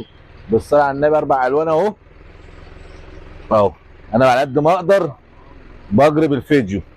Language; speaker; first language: Arabic; native; Arabic